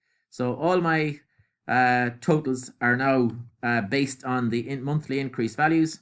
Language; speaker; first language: English; native; English